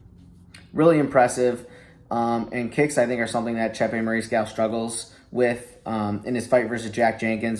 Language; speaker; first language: English; native; English